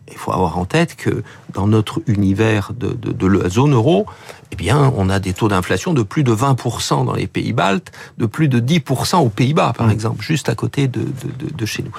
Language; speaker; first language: French; native; French